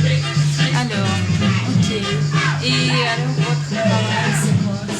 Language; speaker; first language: French; non-native, learner; Russian